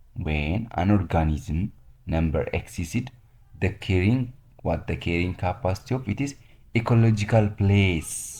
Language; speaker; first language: English; non-native, local second language; Amharic